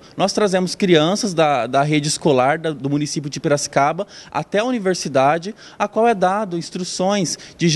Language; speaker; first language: Portuguese; native; Portuguese